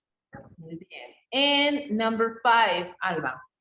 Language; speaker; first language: English; non-native, fluent; Spanish